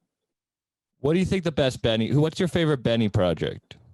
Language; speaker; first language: English; native; English